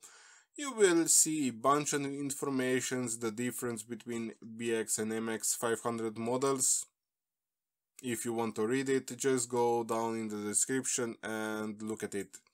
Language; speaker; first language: English; non-native, fluent; Slovenian